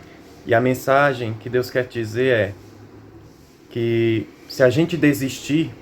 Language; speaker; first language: Portuguese; native; Portuguese